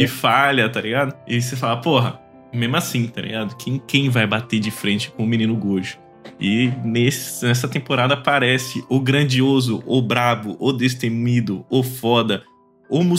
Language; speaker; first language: Portuguese; native; Portuguese